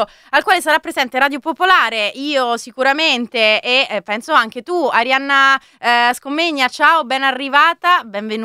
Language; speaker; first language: Italian; native; Italian